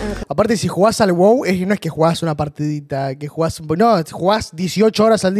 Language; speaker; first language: Spanish; native; Spanish